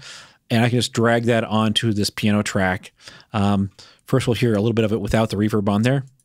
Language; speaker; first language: English; native; English